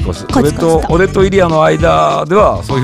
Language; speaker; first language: Japanese; native; Japanese